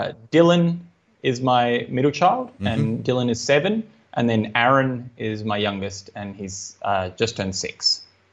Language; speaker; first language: English; native; English